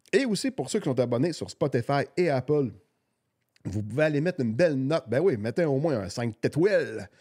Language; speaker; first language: French; native; French